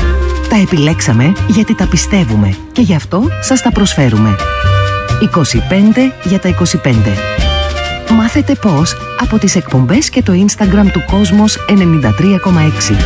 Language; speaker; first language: Greek; native; Greek